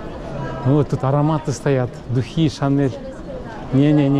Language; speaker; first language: Russian; non-native, local second language; Kyrgyz